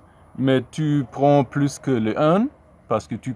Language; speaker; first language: French; non-native, fluent; German